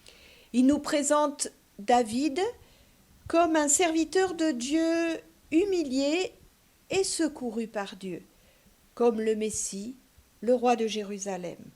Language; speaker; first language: French; native; French